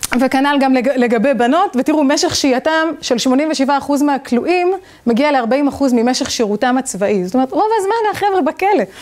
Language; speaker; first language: Hebrew; native; Hebrew